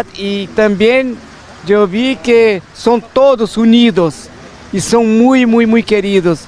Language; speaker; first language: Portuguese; non-native, learner; Spanish